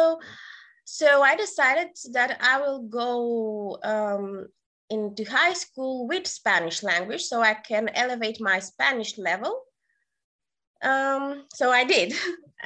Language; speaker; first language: English; non-native, fluent; Bulgarian